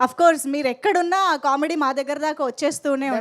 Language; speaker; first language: Telugu; native; Telugu